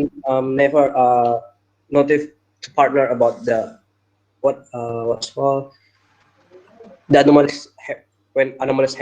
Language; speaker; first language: English; non-native, learner; Indonesian